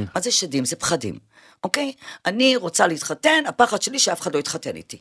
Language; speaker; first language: Hebrew; early bilingual, other home language; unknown